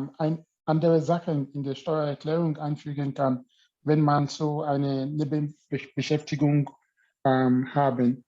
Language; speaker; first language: German; non-native, fluent; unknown